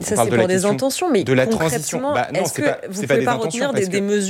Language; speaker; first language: French; native; French